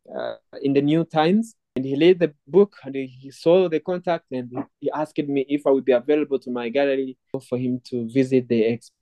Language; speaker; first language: English; non-native, local second language; Kinyarwanda